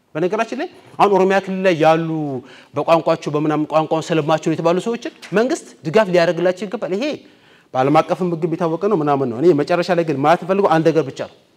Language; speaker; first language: Amharic; non-native, local second language; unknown